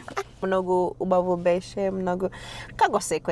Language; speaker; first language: Macedonian; non-native, learner; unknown